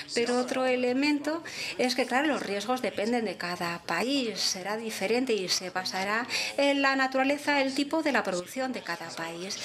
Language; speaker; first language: Spanish; non-native, fluent; English